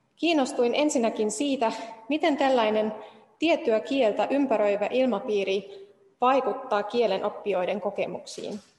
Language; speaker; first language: Finnish; non-native, fluent; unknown